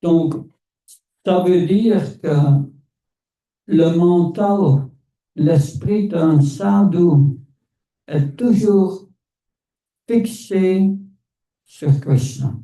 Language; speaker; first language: French; non-native, fluent; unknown